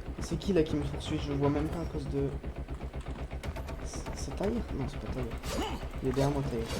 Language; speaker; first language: French; native; French